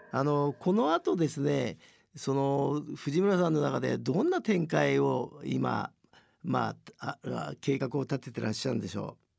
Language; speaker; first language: Japanese; native; Japanese